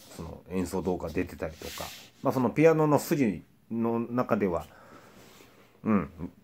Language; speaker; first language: Japanese; native; Japanese